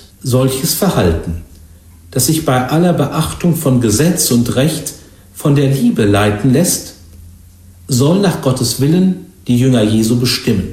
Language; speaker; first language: German; native; German